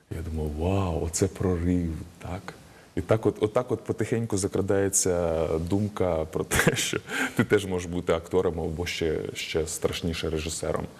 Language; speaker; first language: Ukrainian; native; Ukrainian